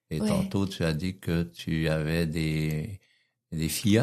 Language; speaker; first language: French; native; French